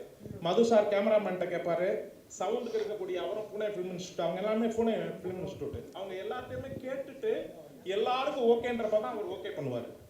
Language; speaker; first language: Tamil; native; Tamil